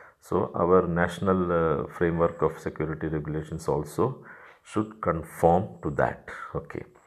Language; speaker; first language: English; non-native, local second language; Malayalam